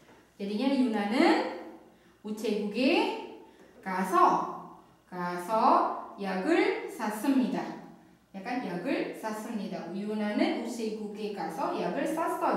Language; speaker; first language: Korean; non-native, fluent; Indonesian